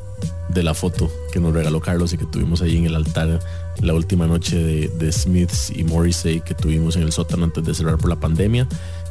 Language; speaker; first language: Spanish; native; Spanish